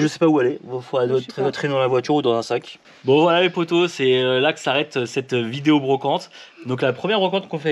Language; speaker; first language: French; native; French